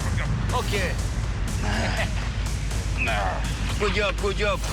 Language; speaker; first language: English; non-native, learner; Swahili